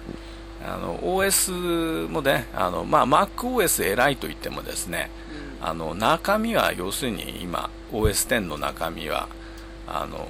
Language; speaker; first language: Japanese; native; Japanese